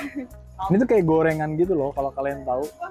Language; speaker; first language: Indonesian; non-native, fluent; Korean